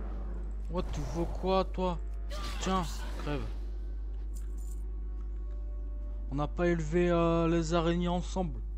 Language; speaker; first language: French; native; French